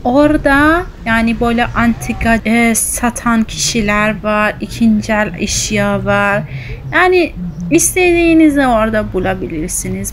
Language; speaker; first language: Turkish; early bilingual, heritage; Turkish